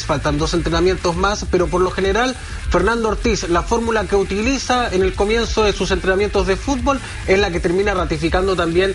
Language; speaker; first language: Spanish; native; Spanish